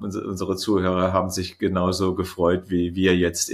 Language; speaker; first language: German; native; German